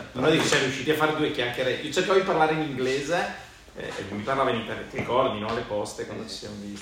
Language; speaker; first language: Italian; native; Italian